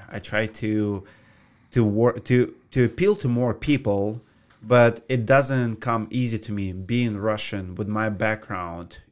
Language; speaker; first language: English; non-native, fluent; Russian